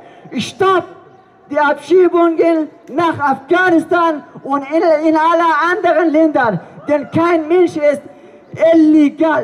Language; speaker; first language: German; non-native, learner; Persian